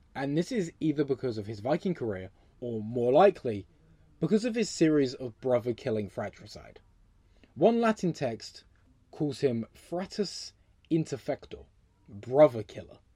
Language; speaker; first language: English; native; English